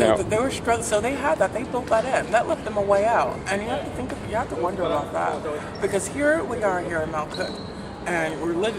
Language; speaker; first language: English; native; English